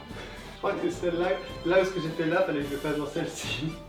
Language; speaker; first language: French; native; French